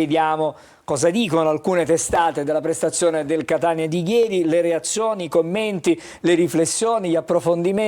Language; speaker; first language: Italian; native; Italian